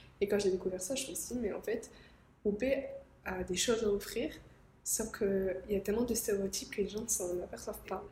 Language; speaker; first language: French; native; French